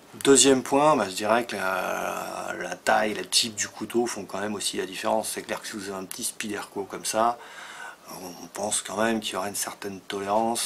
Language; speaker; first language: French; native; French